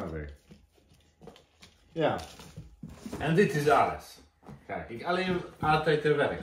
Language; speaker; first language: Dutch; non-native, learner; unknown